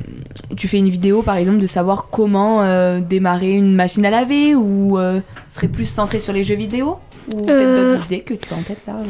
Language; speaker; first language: French; native; French